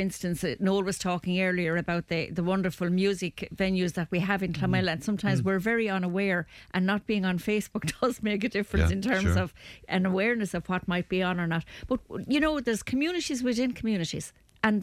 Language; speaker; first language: English; native; English